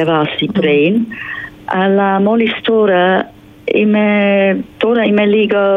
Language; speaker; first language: Greek; non-native, learner; English